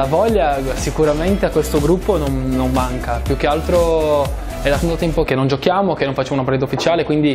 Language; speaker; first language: Italian; native; Italian